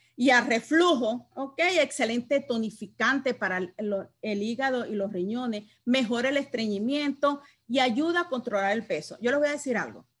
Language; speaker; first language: Spanish; native; Spanish